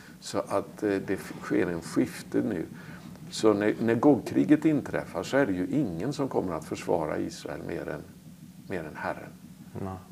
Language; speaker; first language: Swedish; native; Swedish